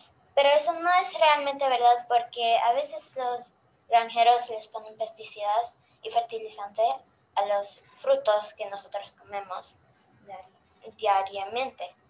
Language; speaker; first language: Spanish; early bilingual, heritage; Spanish